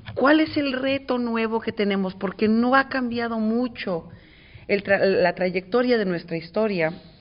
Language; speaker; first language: Spanish; native; Spanish